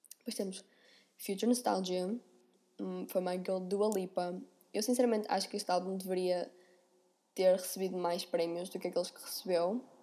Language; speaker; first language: Portuguese; native; Portuguese